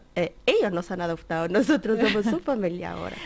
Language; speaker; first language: Spanish; native; Spanish